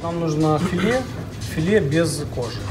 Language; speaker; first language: Russian; native; Russian